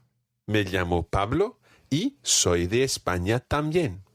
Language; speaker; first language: Spanish; non-native, fluent; English